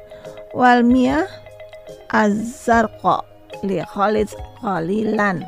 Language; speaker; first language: Arabic; non-native, fluent; Indonesian